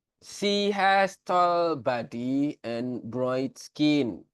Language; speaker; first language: English; non-native, learner; Indonesian